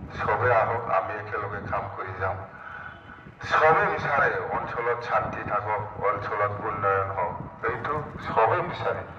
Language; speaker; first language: Assamese; non-native, local second language; Bodo